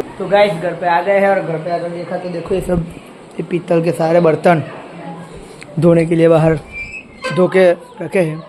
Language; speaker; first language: Hindi; non-native, local second language; Gujarati